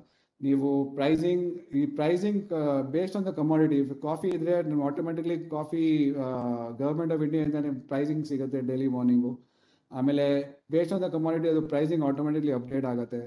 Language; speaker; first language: Kannada; non-native, local second language; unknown